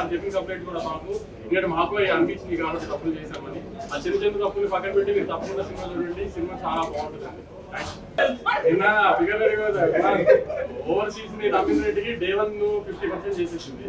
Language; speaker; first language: Telugu; native; Telugu